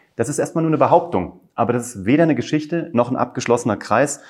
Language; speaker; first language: German; native; German